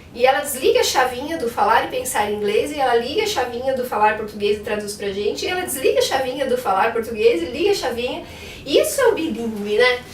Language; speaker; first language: Portuguese; native; Portuguese